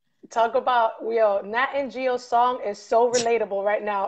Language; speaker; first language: English; early bilingual, other home language; Spanish